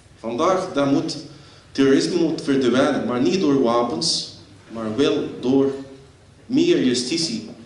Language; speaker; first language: Dutch; non-native, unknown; Arabic